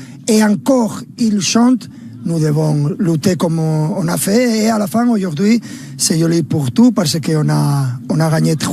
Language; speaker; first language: French; non-native, learner; Spanish